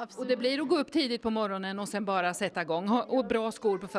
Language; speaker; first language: Swedish; native; Swedish